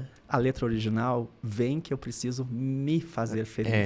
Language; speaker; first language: Portuguese; native; Portuguese